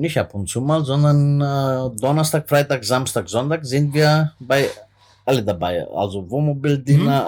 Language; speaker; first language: German; non-native, fluent; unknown